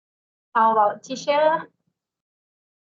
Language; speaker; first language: English; non-native, learner; Thai